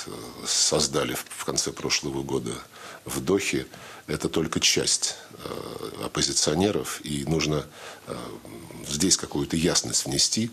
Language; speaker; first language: Russian; native; Russian